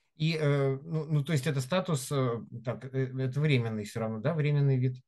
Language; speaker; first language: Russian; native; Russian